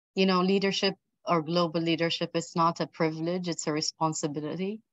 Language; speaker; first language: English; early bilingual, other home language; Arabic